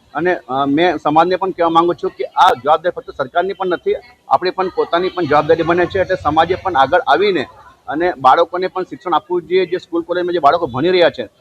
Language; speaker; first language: Gujarati; non-native, local second language; Marathi